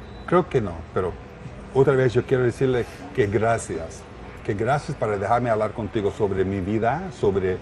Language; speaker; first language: Spanish; non-native, learner; English